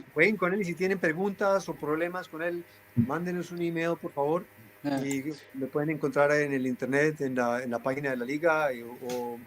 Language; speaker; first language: Spanish; native; Spanish